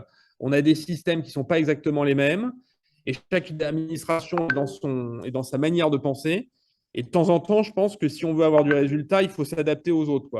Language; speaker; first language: French; native; French